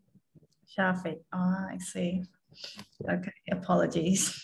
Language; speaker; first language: English; non-native, fluent; Khmer